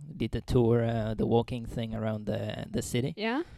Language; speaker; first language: English; non-native, fluent; Finnish